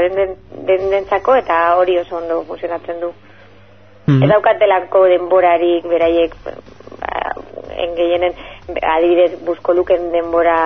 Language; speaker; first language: Basque; non-native, local second language; Spanish